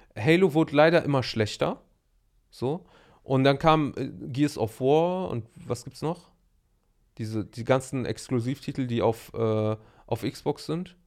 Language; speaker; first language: German; early bilingual, other home language; Arabic